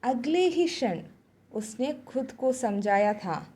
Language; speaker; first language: Hindi; non-native, local second language; Malayalam